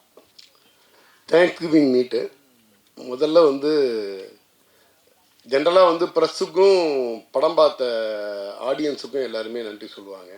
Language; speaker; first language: Tamil; native; Tamil